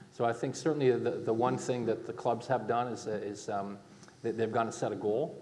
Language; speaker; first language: English; native; English